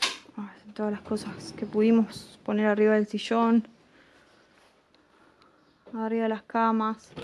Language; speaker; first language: Spanish; native; Spanish